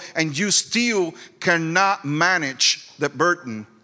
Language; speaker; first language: English; non-native, fluent; Spanish